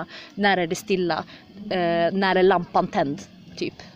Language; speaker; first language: Swedish; early bilingual, other home language; Kurdish